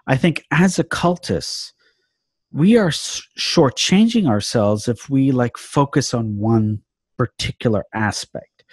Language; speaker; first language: English; native; English